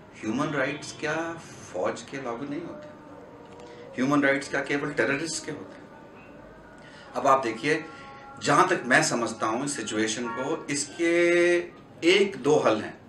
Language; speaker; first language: Hindi; native; Hindi